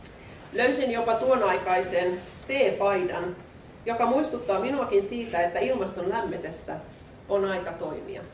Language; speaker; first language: Finnish; native; Finnish